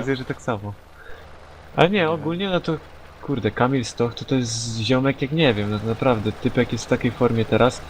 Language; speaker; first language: Polish; native; Polish